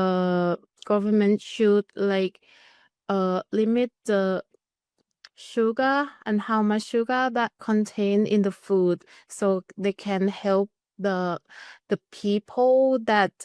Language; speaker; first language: English; non-native, learner; Thai